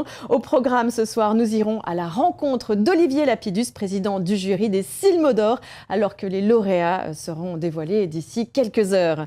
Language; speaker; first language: French; native; French